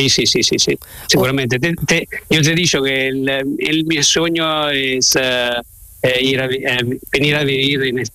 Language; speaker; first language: Spanish; non-native, learner; Italian